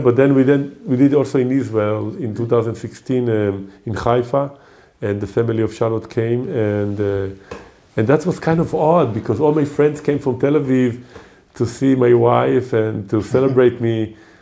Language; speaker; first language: English; non-native, fluent; Hebrew